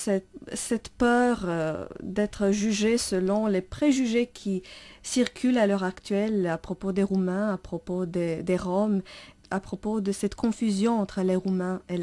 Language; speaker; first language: French; non-native, fluent; Romanian